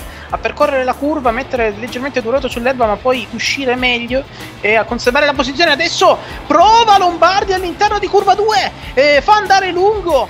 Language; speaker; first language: Italian; native; Italian